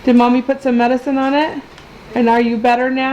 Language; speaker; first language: English; native; English